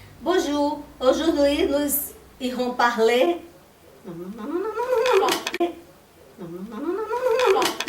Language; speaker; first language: French; non-native, learner; Portuguese